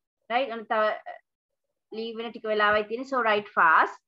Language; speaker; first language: English; non-native, local second language; Sinhala